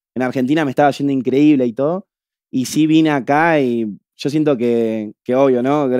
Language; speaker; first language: Spanish; native; Spanish